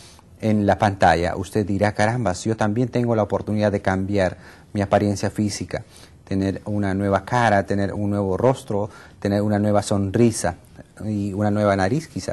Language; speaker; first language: Spanish; native; Spanish